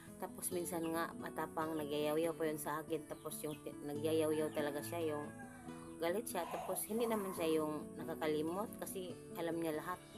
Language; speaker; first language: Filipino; non-native, local second language; Cebuano